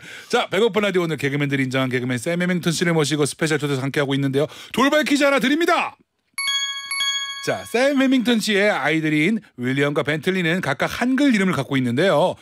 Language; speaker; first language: Korean; native; Korean